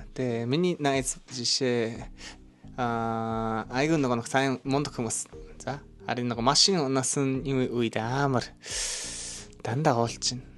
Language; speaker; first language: Mongolian; non-native, learner; Japanese